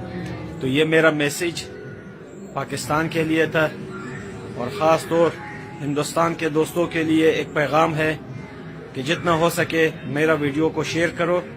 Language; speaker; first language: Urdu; non-native, fluent; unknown